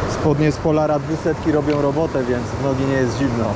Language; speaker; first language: Polish; native; Polish